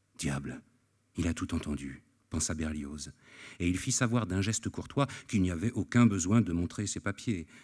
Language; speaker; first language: French; native; French